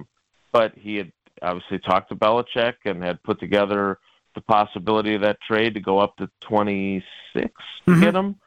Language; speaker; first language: English; native; English